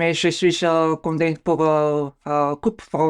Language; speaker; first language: French; non-native, learner; Bulgarian